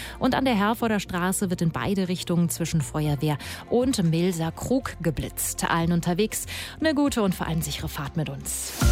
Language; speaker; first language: German; native; German